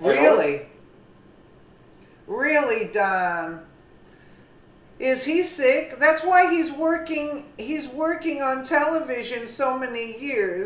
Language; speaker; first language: English; native; English